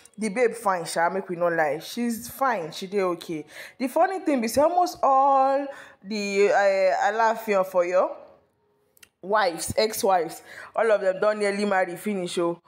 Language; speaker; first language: Nigerian Pidgin; non-native, local second language; Yoruba